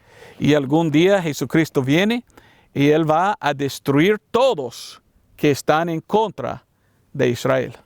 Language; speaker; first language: Spanish; non-native, learner; English